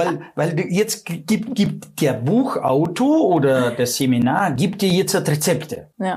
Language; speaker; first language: German; non-native, fluent; Russian